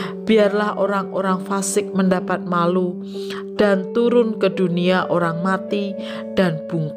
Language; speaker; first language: Indonesian; native; Indonesian